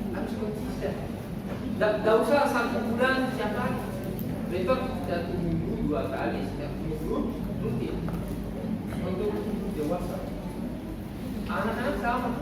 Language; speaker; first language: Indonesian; non-native, learner; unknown